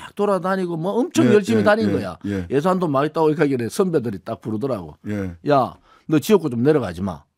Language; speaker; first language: Korean; native; Korean